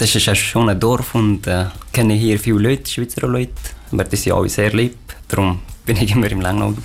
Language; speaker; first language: German; non-native, learner; Persian